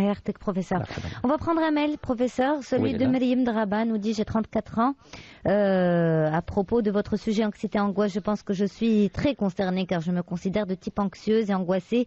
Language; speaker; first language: French; non-native, local second language; Arabic